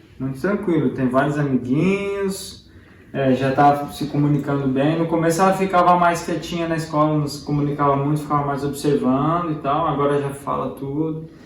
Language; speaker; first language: Portuguese; native; Portuguese